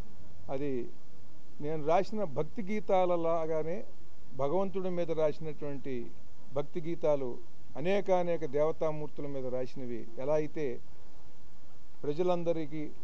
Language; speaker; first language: Telugu; native; Telugu